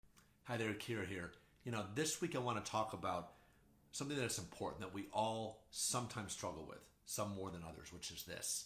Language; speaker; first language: English; native; English